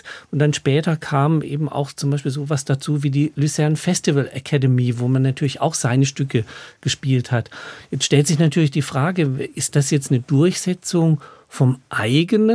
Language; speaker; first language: German; native; German